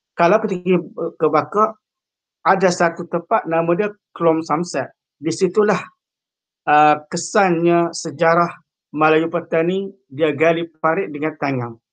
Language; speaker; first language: Malay; native; Malay